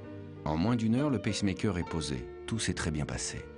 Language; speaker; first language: French; native; French